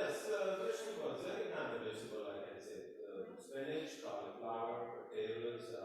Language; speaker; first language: English; non-native, local second language; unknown